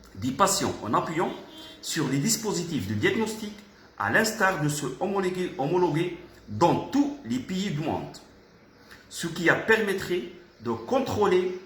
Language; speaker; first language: French; non-native, local second language; Arabic